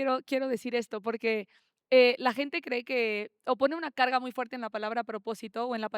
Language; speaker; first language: Spanish; native; Spanish